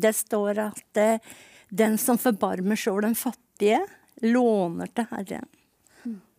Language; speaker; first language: Norwegian; native; Norwegian